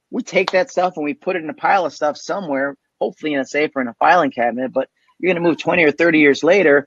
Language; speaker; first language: English; native; English